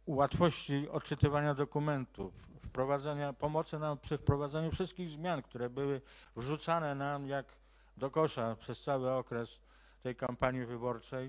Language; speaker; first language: Polish; native; Polish